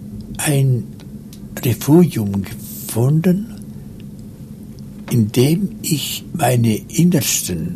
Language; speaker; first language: German; non-native, local second language; Romansh